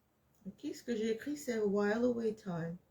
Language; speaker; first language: French; non-native, fluent; English